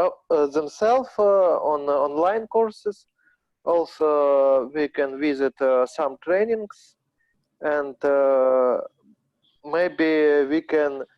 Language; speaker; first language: English; non-native, learner; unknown